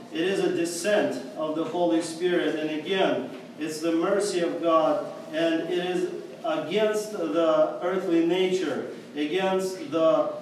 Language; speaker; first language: English; non-native, fluent; Russian